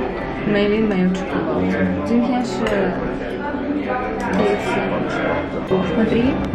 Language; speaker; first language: Chinese; non-native, learner; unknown